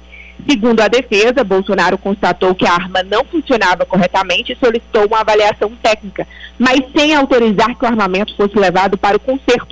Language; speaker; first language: Portuguese; native; Portuguese